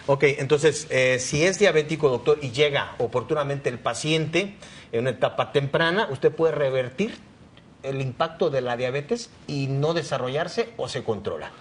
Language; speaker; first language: Spanish; native; Spanish